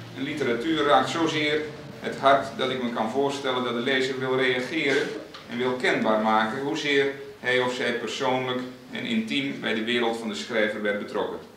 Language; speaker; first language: Dutch; native; Dutch